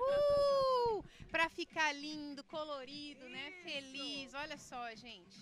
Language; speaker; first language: Portuguese; native; Portuguese